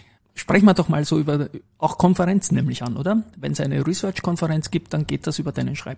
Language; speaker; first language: German; native; German